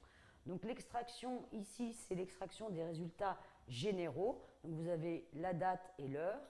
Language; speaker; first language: French; native; French